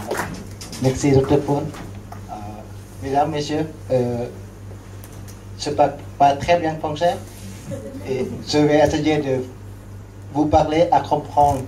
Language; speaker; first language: French; non-native, learner; Lao